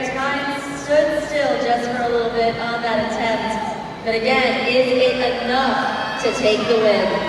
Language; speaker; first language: English; native; English